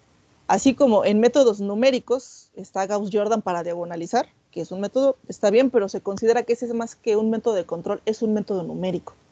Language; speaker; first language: Spanish; native; Spanish